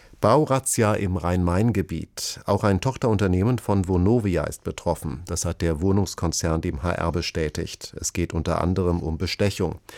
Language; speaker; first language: German; native; German